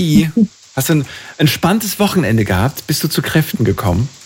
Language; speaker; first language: German; native; German